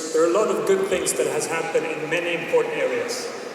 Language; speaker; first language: English; non-native, fluent; Swedish